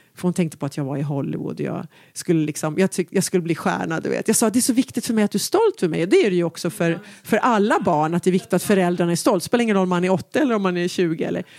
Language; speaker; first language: Swedish; native; Swedish